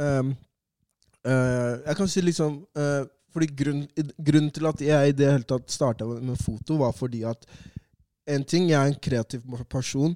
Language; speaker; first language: Norwegian; early bilingual, other home language; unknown